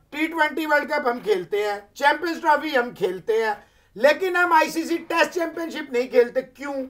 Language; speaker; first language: Urdu; native; Urdu